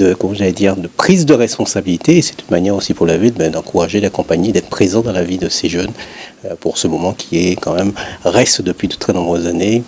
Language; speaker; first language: French; native; French